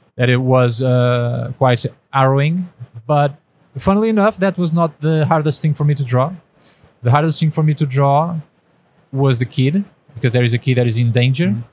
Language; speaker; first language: English; non-native, fluent; Portuguese